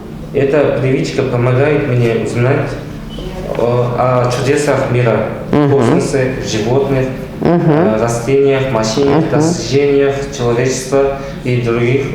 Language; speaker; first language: Russian; non-native, local second language; Kazakh